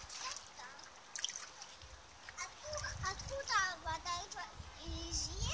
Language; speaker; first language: Russian; early bilingual, heritage; Russian